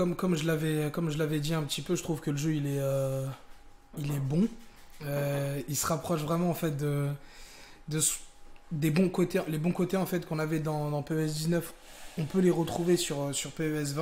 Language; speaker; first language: French; native; French